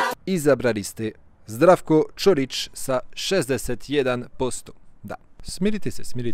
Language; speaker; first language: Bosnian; non-native, fluent; French